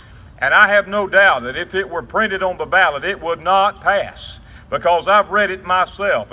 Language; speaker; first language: English; native; English